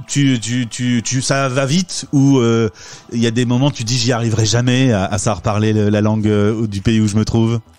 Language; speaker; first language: French; native; French